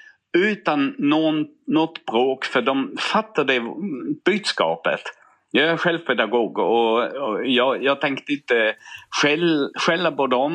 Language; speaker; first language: Swedish; non-native, fluent; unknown